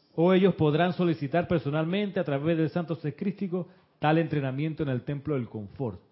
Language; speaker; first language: Spanish; early bilingual, other home language; Russian